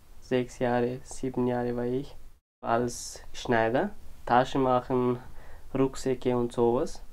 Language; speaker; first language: German; non-native, learner; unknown